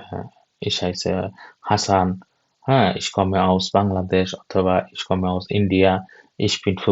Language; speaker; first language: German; non-native, fluent; Bangla